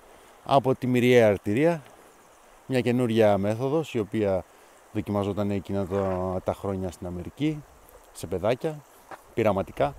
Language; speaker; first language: Greek; native; Greek